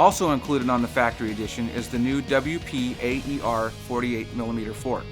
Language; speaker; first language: English; native; English